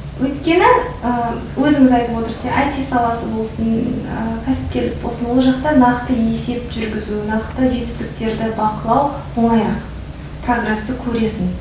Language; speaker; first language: Kazakh; non-native, local second language; Russian